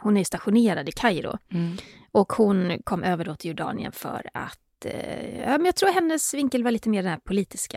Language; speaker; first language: Swedish; native; Swedish